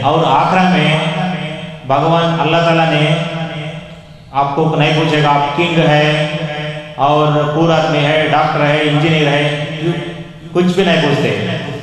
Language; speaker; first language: Hindi; non-native, learner; Telugu